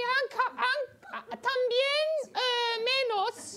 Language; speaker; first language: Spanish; non-native, learner; German